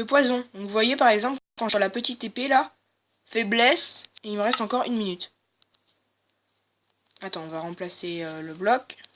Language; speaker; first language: French; native; French